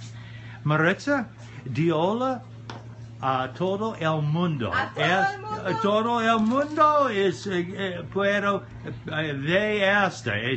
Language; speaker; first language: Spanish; non-native, learner; English